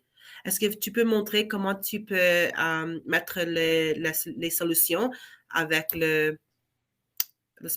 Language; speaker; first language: French; non-native, learner; English